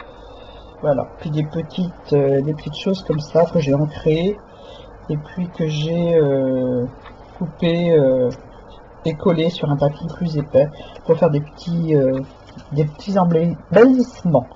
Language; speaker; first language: French; native; French